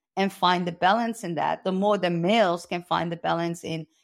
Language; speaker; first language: English; non-native, fluent; Dutch